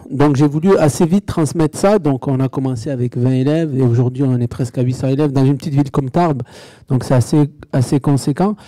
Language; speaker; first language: French; native; French